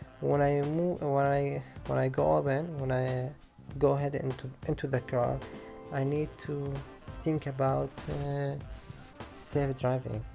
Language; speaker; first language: English; non-native, learner; Arabic